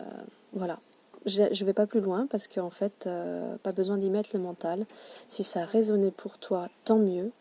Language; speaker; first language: French; native; French